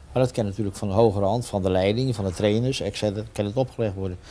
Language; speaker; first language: Dutch; native; Dutch